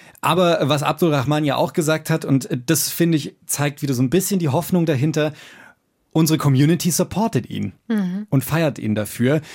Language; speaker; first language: German; native; German